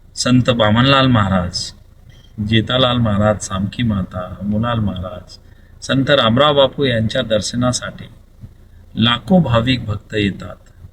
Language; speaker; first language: Marathi; non-native, local second language; Lambadi